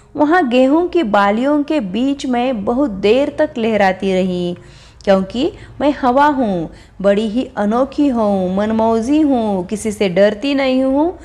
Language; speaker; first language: Hindi; non-native, local second language; Marathi